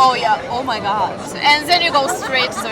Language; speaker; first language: English; non-native, learner; Russian